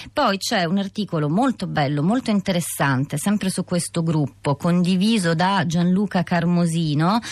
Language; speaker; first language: Italian; native; Italian